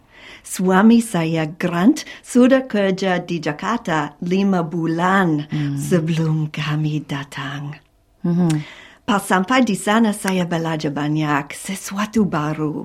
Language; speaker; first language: Indonesian; non-native, fluent; English